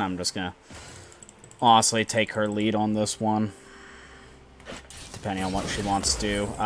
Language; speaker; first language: English; native; English